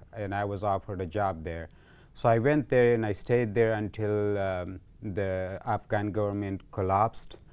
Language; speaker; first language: English; non-native, fluent; Pashto